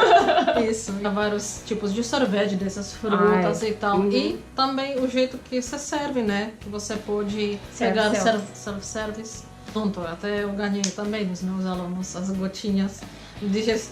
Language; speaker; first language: Portuguese; non-native, fluent; Czech